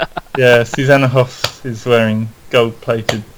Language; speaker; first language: English; native; English